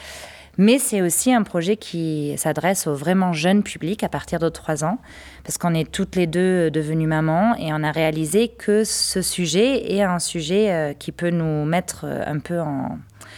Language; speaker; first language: French; non-native, fluent; German